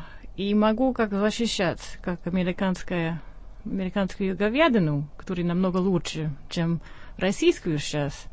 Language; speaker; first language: Russian; non-native, fluent; English